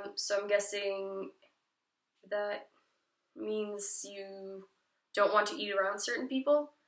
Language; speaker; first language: English; non-native, fluent; Dutch